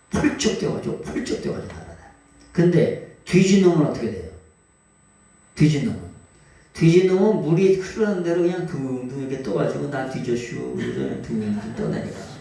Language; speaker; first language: Korean; native; Korean